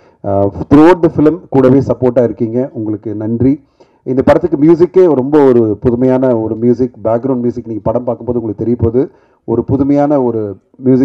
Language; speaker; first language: Tamil; native; Tamil